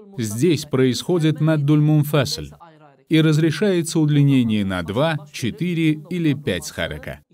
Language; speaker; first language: Russian; non-native, fluent; Azerbaijani